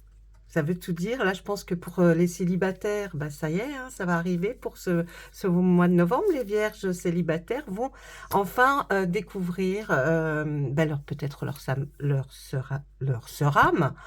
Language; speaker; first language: French; native; French